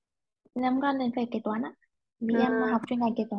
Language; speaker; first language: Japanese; non-native, learner; Vietnamese